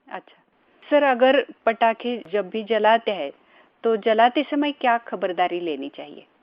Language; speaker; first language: Hindi; non-native, local second language; Marathi